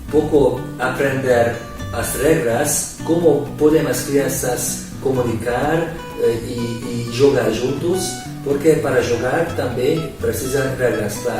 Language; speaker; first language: Portuguese; non-native, learner; Hungarian